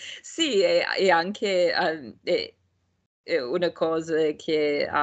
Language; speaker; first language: Italian; non-native, fluent; English